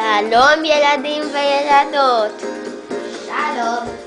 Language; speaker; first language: Hebrew; early bilingual, other home language; Spanish